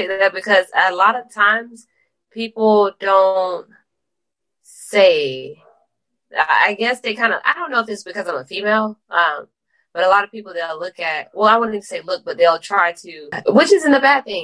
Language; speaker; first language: English; native; English